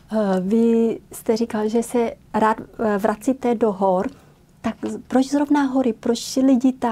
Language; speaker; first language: Czech; non-native, fluent; Vietnamese